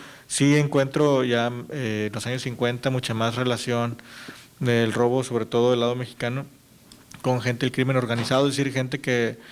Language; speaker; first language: Spanish; native; Spanish